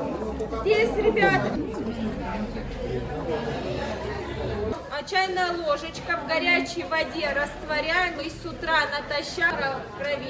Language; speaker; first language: Russian; native; Russian